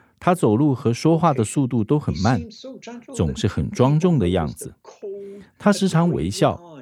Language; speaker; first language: Chinese; native; Chinese